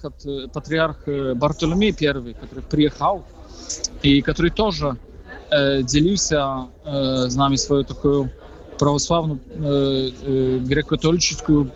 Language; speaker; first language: Russian; non-native, fluent; Polish